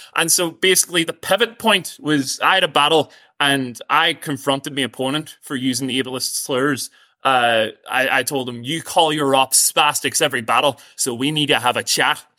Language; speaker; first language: English; native; English